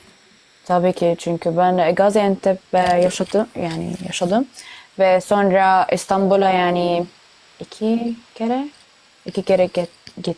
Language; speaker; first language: Turkish; non-native, learner; Arabic